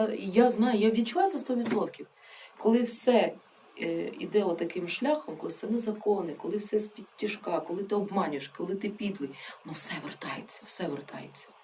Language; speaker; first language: Ukrainian; non-native, local second language; Russian